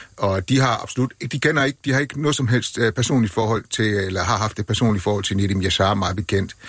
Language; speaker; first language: Danish; native; Danish